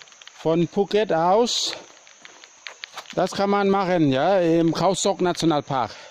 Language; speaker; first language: German; non-native, learner; Thai